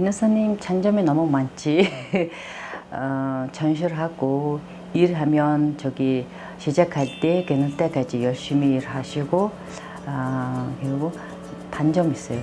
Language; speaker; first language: Korean; non-native, learner; Mongolian